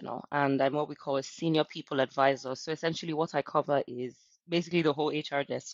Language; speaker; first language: English; non-native, local second language; Yoruba